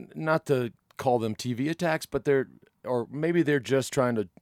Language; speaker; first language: English; native; English